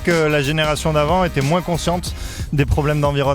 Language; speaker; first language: French; native; French